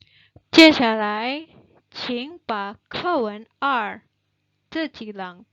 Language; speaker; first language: Chinese; non-native, fluent; Indonesian